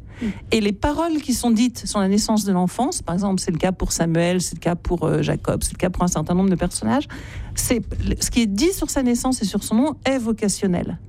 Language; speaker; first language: French; native; French